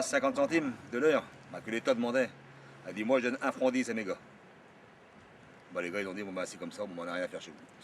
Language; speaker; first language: French; native; French